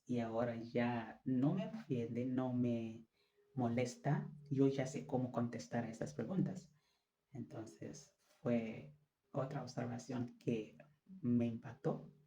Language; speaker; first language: Spanish; non-native, fluent; French